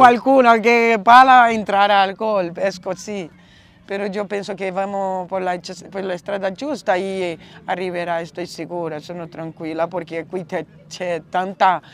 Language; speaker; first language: Italian; non-native, learner; Portuguese